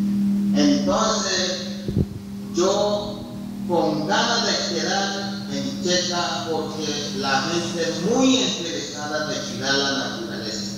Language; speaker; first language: Spanish; non-native, local second language; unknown